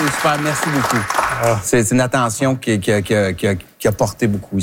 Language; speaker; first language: French; native; French